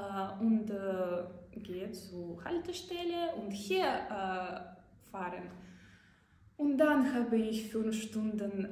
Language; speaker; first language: German; non-native, learner; Ukrainian